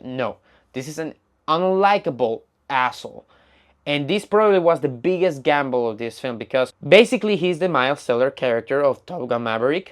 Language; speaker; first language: English; non-native, fluent; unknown